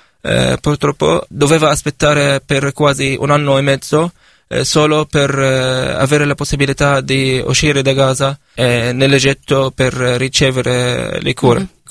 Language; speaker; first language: Italian; non-native, fluent; Arabic